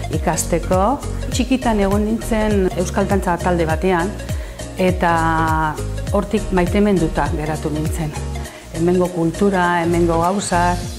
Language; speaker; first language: Basque; early bilingual, other home language; Spanish